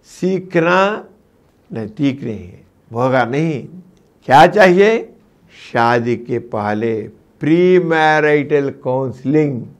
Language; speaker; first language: Hindi; non-native, local second language; Telugu